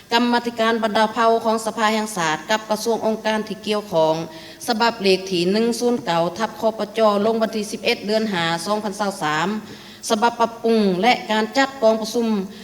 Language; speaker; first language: Lao; native; Lao